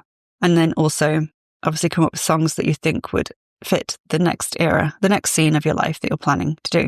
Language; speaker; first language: English; native; English